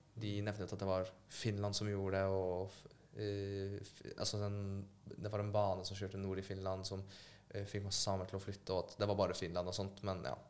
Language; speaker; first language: Norwegian; early bilingual, other home language; Polish